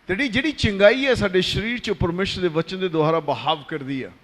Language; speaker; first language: Hindi; non-native, local second language; Punjabi